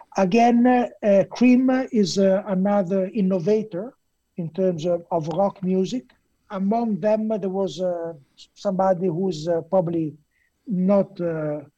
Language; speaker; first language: English; non-native, fluent; Italian